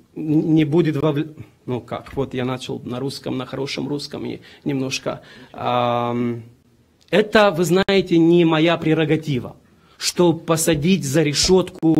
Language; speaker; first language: Russian; non-native, local second language; Romanian